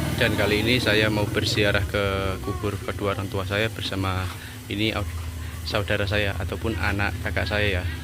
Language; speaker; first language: Indonesian; native; Indonesian